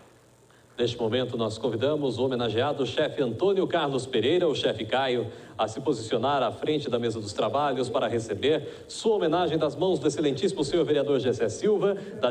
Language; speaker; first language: Portuguese; native; Portuguese